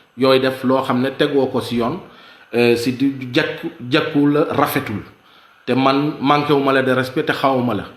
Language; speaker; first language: Wolof; non-native, local second language; Mandingo